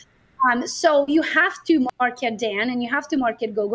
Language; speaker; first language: English; non-native, fluent; Romanian